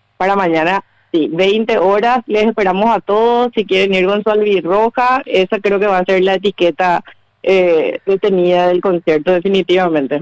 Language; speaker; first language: Spanish; native; Spanish